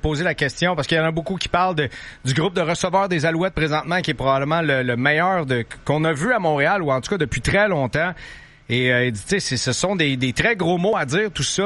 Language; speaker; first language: French; native; French